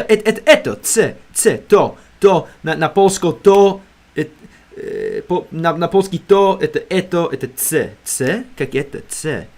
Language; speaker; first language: Russian; non-native, learner; English